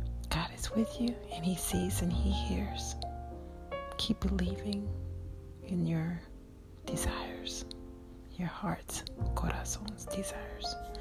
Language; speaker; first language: English; native; English